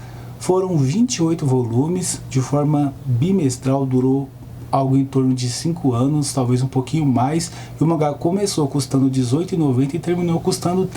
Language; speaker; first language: Portuguese; native; Portuguese